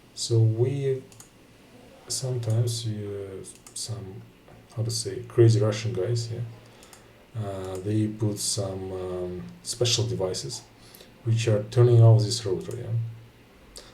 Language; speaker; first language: English; non-native, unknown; Russian